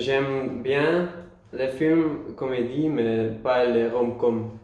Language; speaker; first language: French; non-native, learner; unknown